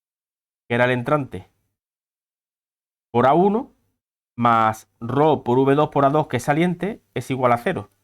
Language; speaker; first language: Spanish; native; Spanish